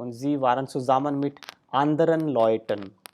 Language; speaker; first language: German; non-native, fluent; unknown